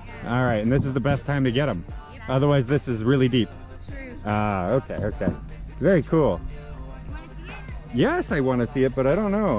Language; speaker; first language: English; native; English